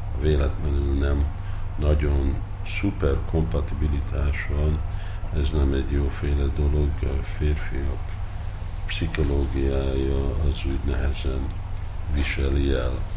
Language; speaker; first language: Hungarian; early bilingual, heritage; Hungarian